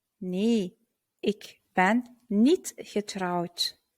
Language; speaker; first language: Dutch; non-native, fluent; Turkish